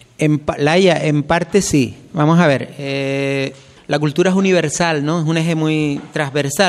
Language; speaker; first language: Spanish; native; Spanish